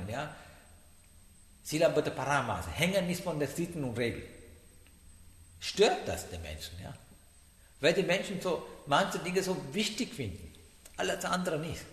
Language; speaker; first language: German; non-native, fluent; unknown